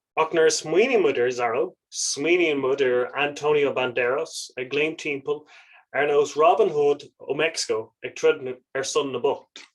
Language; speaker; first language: Irish; non-native, local second language; English